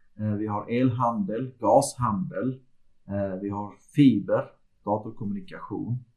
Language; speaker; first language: Swedish; early bilingual, other home language; Turkish